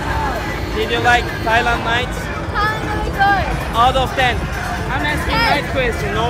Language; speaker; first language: English; non-native, learner; Turkish